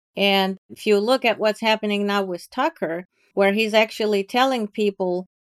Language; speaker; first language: English; non-native, fluent; Ukrainian